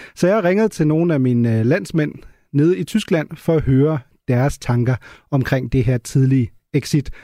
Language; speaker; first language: Danish; non-native, local second language; German